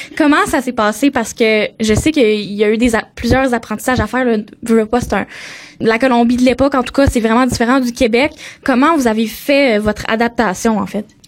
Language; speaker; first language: French; native; French